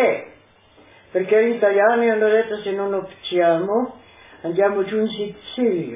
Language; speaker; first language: Italian; non-native, local second language; Slovenian